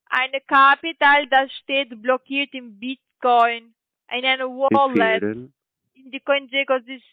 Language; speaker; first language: German; non-native, learner; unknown